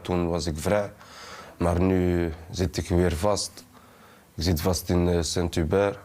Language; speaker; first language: Dutch; early bilingual, other home language; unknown